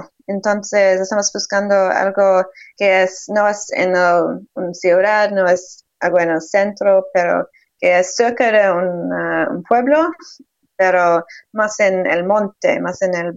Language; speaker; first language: Spanish; non-native, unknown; English